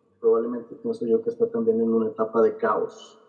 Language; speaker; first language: Spanish; native; Spanish